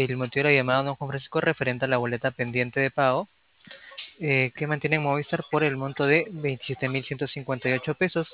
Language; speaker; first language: Spanish; native; Spanish